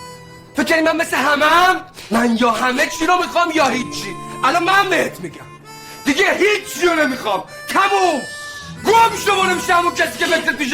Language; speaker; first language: Persian; native; Persian